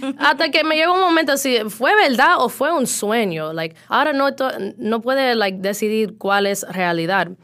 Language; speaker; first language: Spanish; early bilingual, heritage; Spanish